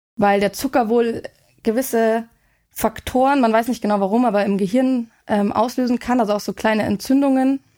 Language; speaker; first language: German; native; German